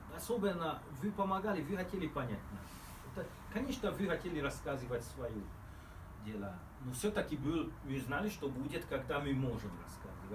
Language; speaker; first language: Russian; non-native, fluent; Hungarian